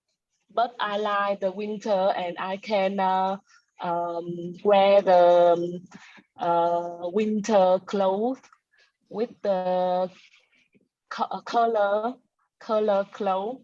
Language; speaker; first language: English; non-native, learner; Vietnamese